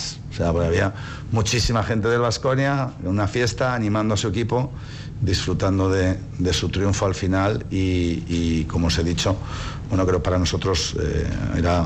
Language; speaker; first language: Spanish; native; Spanish